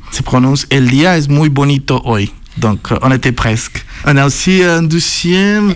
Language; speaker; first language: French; non-native, learner; Spanish